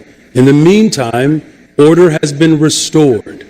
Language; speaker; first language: English; native; English